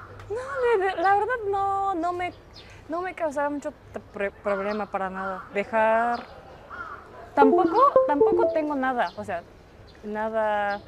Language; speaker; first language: Spanish; non-native, fluent; Japanese